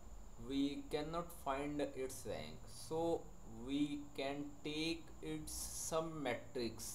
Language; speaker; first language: English; non-native, local second language; Hindi